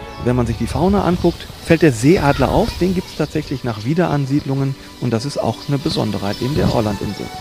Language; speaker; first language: German; native; German